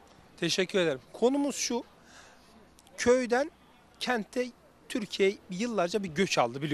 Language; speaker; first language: Turkish; native; Turkish